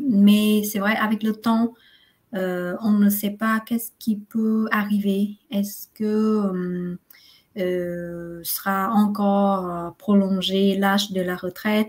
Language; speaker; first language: French; non-native, fluent; Vietnamese